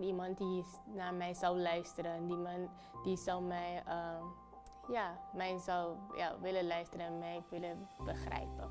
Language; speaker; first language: Dutch; non-native, fluent; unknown